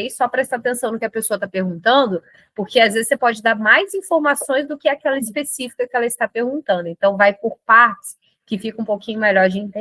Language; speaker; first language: Portuguese; native; Portuguese